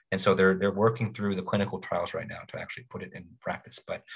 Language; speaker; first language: English; native; English